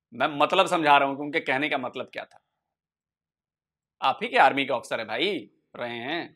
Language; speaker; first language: Hindi; native; Hindi